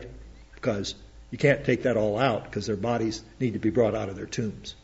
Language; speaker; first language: English; native; English